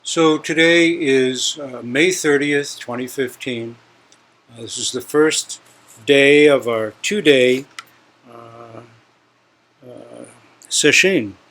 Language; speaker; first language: English; native; English